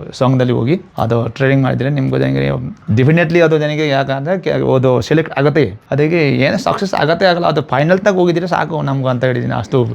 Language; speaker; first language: Kannada; non-native, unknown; Nepali